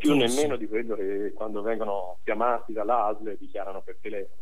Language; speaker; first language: Italian; native; Italian